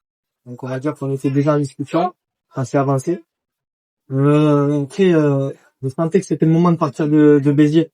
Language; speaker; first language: French; native; French